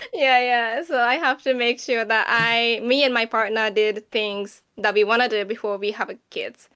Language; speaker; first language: English; non-native, fluent; Japanese